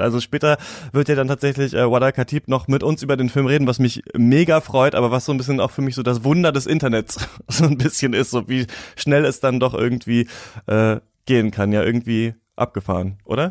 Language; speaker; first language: German; native; German